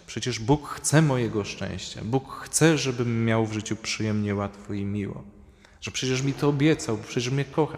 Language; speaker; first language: Polish; native; Polish